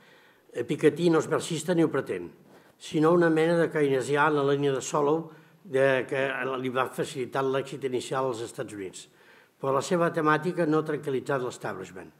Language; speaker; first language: Catalan; native; Catalan